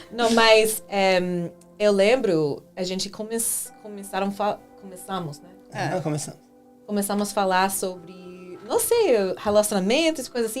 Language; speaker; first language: Portuguese; non-native, fluent; English